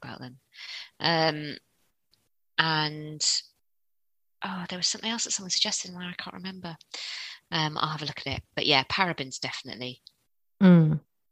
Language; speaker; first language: English; native; English